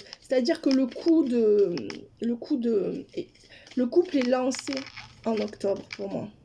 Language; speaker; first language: French; native; French